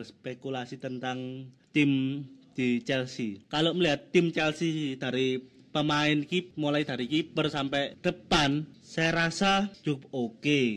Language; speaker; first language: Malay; non-native, local second language; Javanese